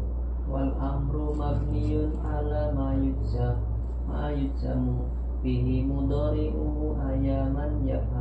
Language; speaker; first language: Arabic; non-native, learner; Indonesian